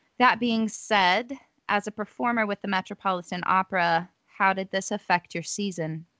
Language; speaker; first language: English; native; English